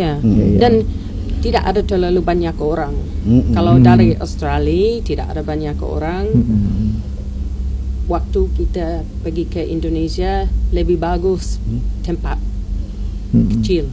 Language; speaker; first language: Indonesian; non-native, learner; English